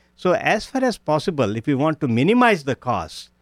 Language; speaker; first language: English; non-native, local second language; Punjabi